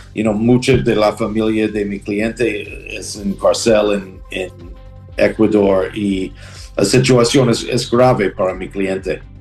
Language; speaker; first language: Spanish; non-native, learner; English